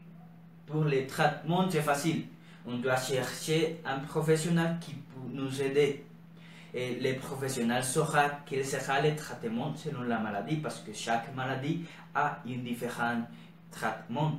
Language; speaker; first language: French; non-native, learner; Spanish